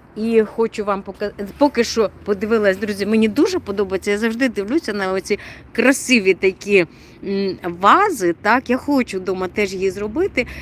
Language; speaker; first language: Ukrainian; native; Ukrainian